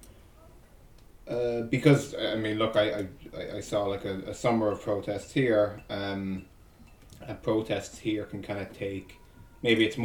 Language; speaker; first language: English; native; English